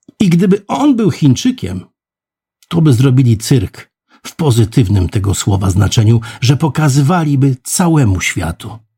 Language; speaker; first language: Polish; native; Polish